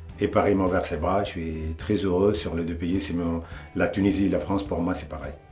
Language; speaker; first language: French; non-native, local second language; Arabic